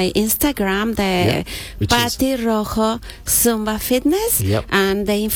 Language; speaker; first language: English; non-native, learner; Spanish